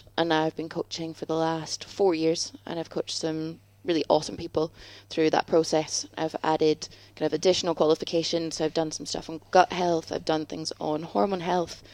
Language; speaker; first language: English; native; English